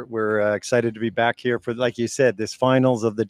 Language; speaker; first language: English; native; English